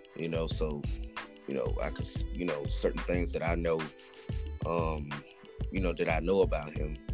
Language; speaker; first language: English; native; English